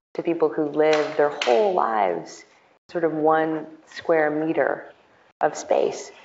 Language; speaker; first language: English; native; English